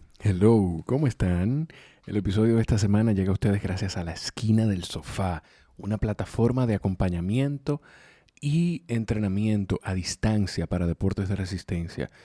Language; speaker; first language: Spanish; native; Spanish